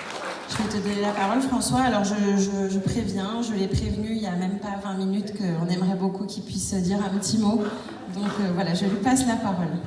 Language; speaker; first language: French; native; French